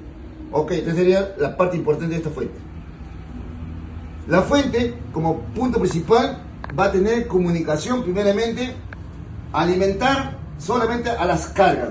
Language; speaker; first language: Spanish; native; Spanish